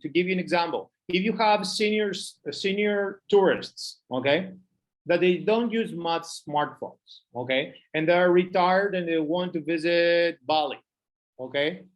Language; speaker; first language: English; non-native, fluent; Greek